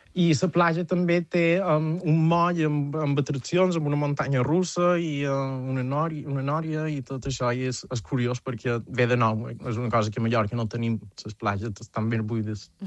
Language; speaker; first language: Catalan; native; Catalan